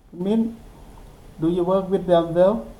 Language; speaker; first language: English; non-native, learner; Thai